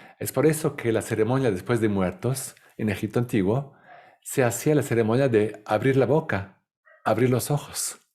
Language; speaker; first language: Spanish; non-native, fluent; Italian